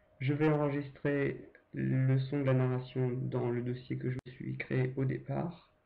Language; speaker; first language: French; native; French